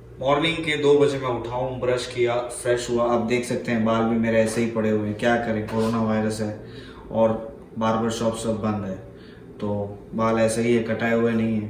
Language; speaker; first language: Hindi; native; Hindi